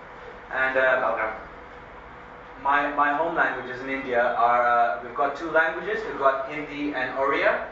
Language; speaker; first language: English; early bilingual, other home language; Hindi